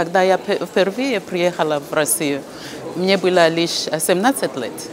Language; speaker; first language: Russian; non-native, fluent; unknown